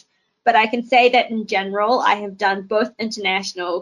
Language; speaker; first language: English; native; English